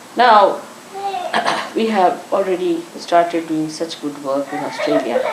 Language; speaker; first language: English; non-native, local second language; Marathi